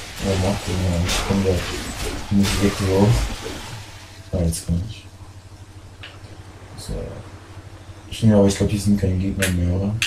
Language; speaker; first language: German; native; German